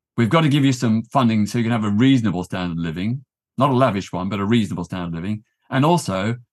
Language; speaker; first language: English; native; English